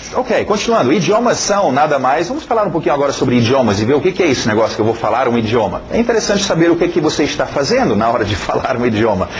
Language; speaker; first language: Portuguese; non-native, fluent; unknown